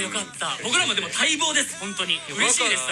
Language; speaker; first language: Japanese; native; Japanese